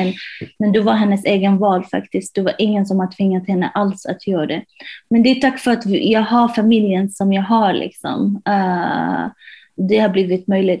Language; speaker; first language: Swedish; non-native, fluent; Arabic